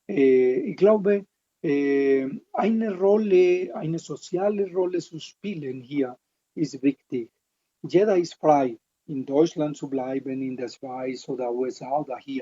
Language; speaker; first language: German; non-native, fluent; Spanish